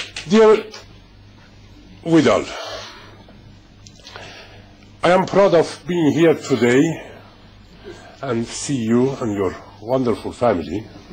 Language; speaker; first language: English; non-native, fluent; Persian